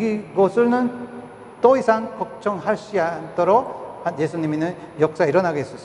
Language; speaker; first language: Korean; non-native, fluent; Spanish